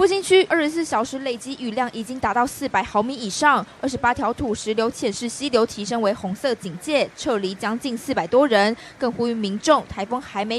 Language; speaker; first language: Chinese; native; Chinese